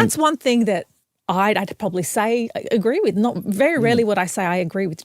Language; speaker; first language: English; native; English